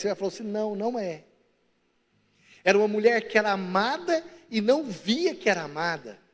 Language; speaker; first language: Portuguese; native; Portuguese